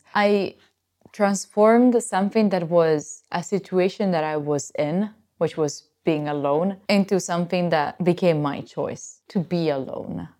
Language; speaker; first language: English; non-native, fluent; Italian